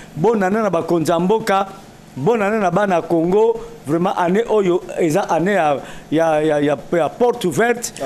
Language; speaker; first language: Lingala; native; Lingala